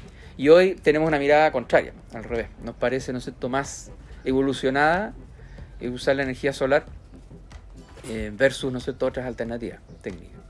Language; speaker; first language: Spanish; native; Spanish